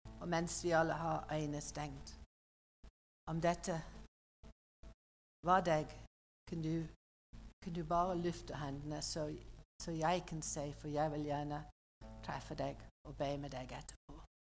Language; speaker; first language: Norwegian; non-native, learner; English